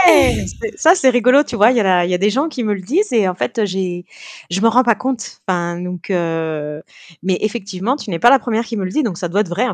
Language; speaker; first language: French; early bilingual, heritage; French